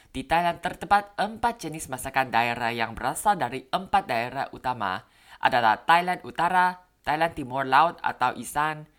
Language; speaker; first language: Indonesian; non-native, fluent; Thai